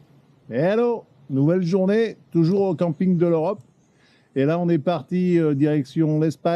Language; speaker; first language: French; native; French